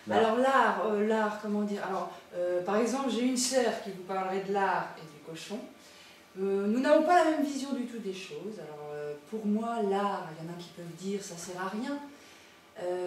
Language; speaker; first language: French; native; French